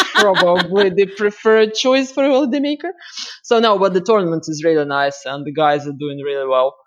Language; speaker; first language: English; non-native, fluent; Russian